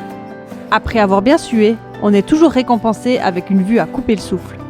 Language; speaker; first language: French; native; French